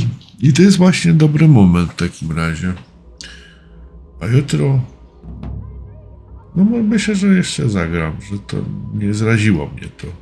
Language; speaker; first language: Polish; native; Polish